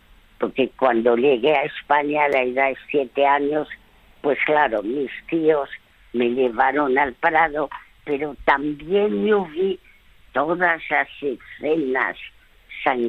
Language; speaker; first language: Spanish; early bilingual, other home language; French